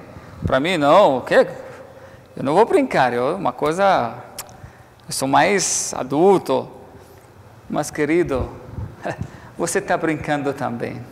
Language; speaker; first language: Portuguese; non-native, learner; Arabic